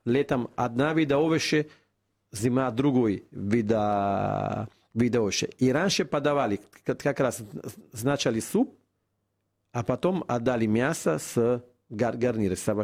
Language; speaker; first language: Russian; non-native, fluent; Italian